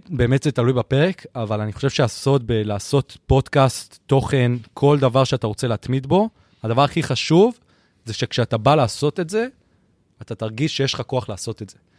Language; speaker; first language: Hebrew; native; Hebrew